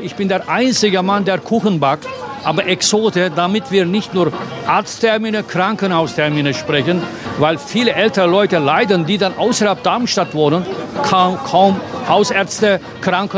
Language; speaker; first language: German; non-native, fluent; Turkish